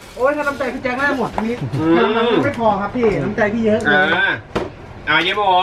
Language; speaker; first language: Thai; native; Thai